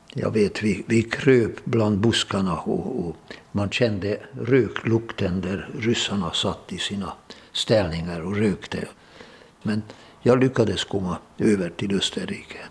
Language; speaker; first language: Swedish; non-native, fluent; Hungarian